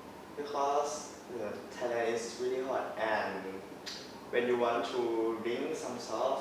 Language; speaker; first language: English; non-native, learner; Thai